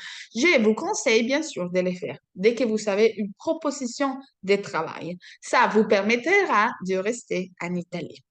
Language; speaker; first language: French; non-native, fluent; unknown